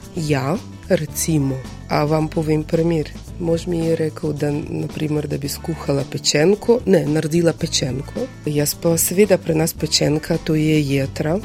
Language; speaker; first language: Slovenian; non-native, fluent; Ukrainian